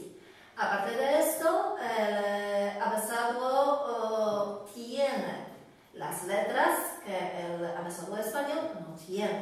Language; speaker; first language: Spanish; non-native, fluent; Polish